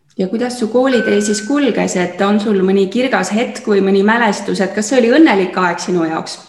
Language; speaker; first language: Estonian; native; Estonian